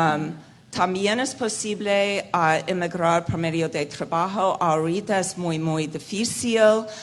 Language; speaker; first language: Spanish; non-native, fluent; English